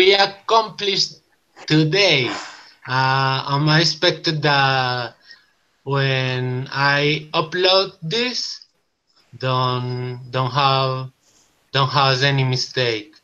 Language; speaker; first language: English; non-native, learner; Spanish